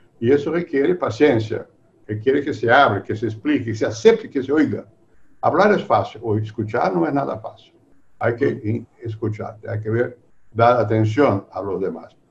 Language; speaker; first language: Spanish; non-native, fluent; Portuguese